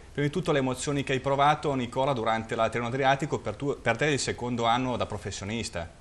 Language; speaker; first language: Italian; native; Italian